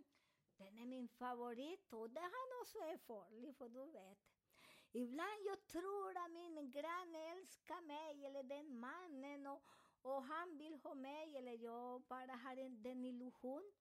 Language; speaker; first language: Swedish; non-native, fluent; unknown